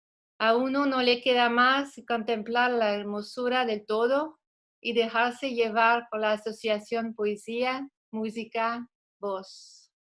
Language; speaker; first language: Spanish; non-native, fluent; French